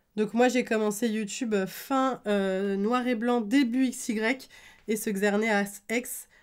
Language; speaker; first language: French; native; French